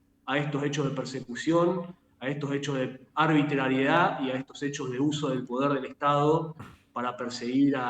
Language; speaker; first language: Spanish; native; Spanish